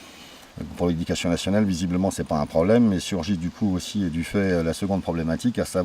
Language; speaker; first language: French; native; French